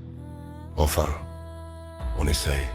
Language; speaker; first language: French; native; French